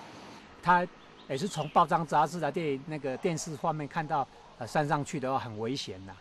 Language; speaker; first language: Chinese; native; Chinese